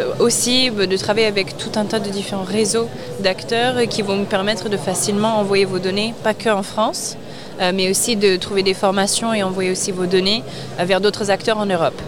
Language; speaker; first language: French; non-native, fluent; English